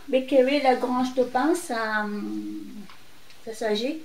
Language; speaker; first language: French; non-native, learner; Filipino